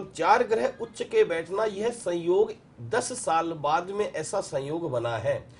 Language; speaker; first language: Hindi; native; Hindi